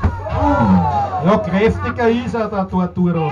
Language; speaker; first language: German; native; German